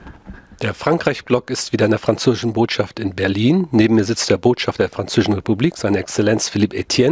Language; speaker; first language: German; native; German